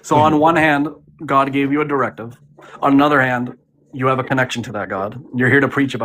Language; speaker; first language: English; early bilingual, heritage; Punjabi